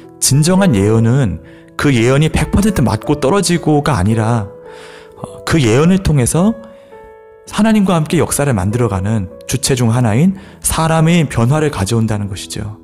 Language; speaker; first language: Korean; native; Korean